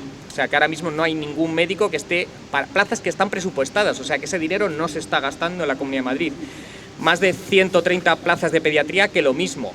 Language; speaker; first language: Spanish; native; Spanish